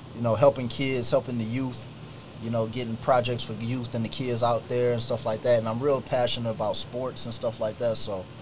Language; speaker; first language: English; native; English